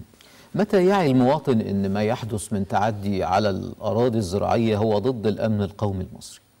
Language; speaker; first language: Arabic; native; Arabic